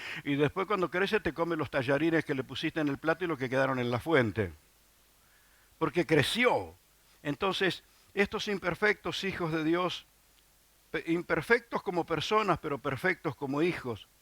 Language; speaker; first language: Spanish; native; Spanish